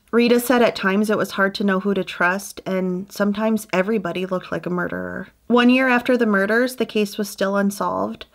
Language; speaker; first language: English; native; English